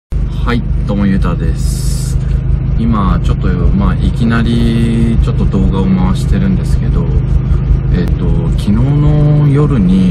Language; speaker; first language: Japanese; native; Japanese